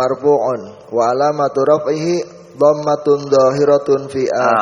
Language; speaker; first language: Arabic; non-native, learner; Indonesian